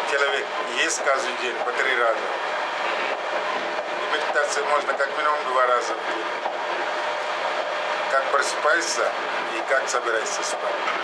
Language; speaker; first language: Russian; non-native, fluent; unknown